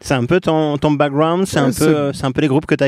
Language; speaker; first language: French; native; French